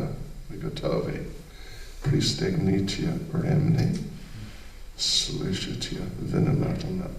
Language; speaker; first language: Russian; non-native, learner; English